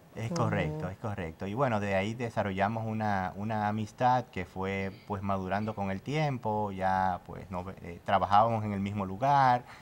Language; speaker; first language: Spanish; native; Spanish